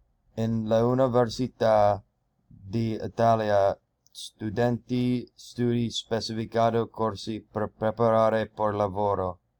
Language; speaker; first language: Italian; non-native, learner; English